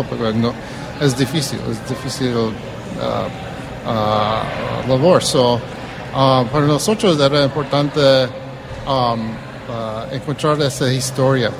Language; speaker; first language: Spanish; early bilingual, heritage; English